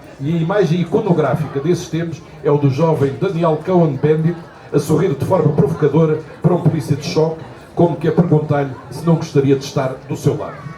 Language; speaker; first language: Portuguese; native; Portuguese